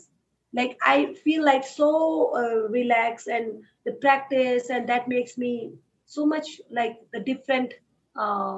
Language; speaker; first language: English; non-native, local second language; Hindi